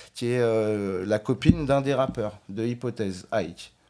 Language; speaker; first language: French; native; French